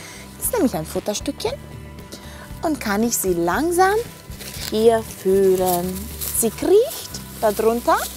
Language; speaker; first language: German; non-native, fluent; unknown